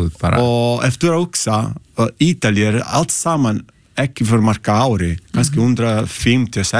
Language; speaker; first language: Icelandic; non-native, learner; Italian